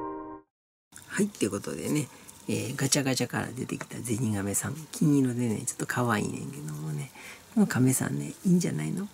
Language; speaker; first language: Japanese; native; Japanese